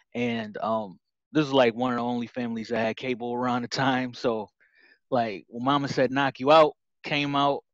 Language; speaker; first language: English; native; English